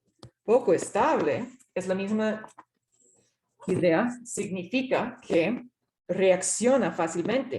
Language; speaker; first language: Spanish; non-native, fluent; English